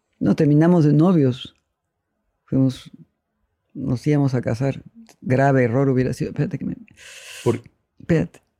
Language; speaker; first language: Spanish; native; Spanish